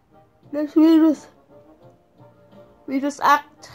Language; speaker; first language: German; non-native, learner; Filipino